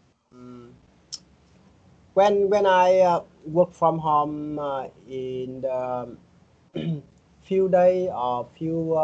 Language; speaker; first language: English; non-native, learner; Vietnamese